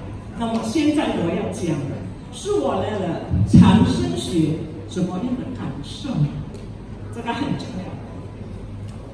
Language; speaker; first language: Chinese; early bilingual, heritage; Chinese